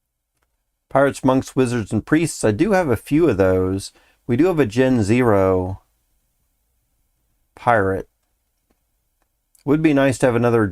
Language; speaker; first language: English; native; English